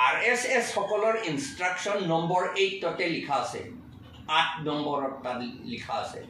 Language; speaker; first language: Assamese; non-native, local second language; Karbi